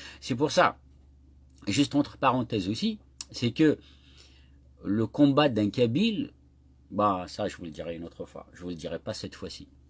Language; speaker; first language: French; non-native, local second language; Kabyle